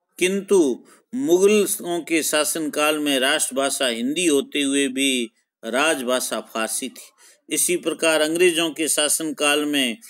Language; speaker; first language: Hindi; native; Hindi